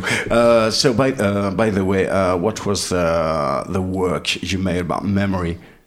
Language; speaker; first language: English; non-native, fluent; French